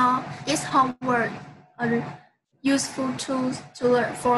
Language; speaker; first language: English; non-native, learner; Vietnamese